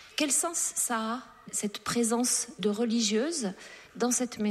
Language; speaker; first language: French; native; French